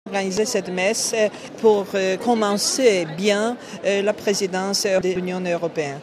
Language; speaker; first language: French; non-native, fluent; Polish